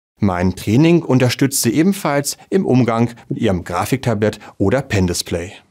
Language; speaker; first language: German; native; German